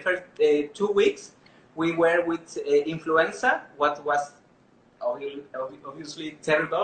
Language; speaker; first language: English; non-native, learner; Spanish